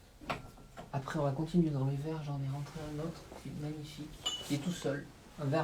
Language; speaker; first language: French; native; French